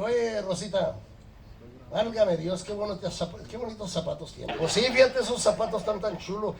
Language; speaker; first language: Spanish; early bilingual, heritage; Spanish